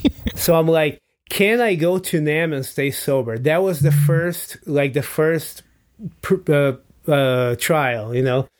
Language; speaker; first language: English; non-native, fluent; Portuguese